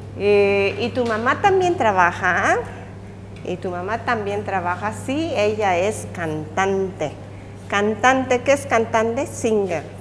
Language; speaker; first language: Spanish; native; Spanish